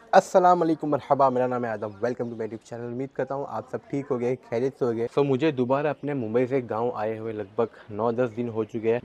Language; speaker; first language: Hindi; non-native, local second language; Gujarati